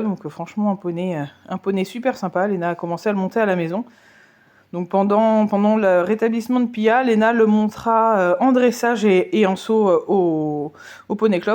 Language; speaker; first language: French; native; French